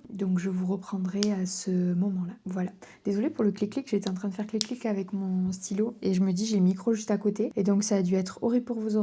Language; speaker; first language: French; native; French